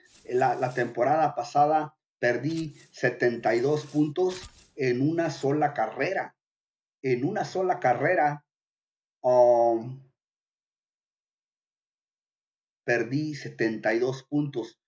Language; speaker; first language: Spanish; native; Spanish